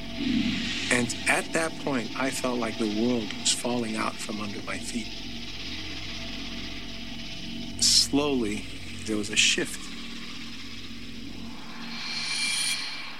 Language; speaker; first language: English; native; English